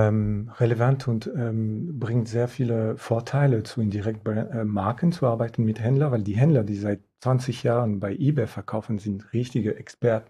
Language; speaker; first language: German; non-native, fluent; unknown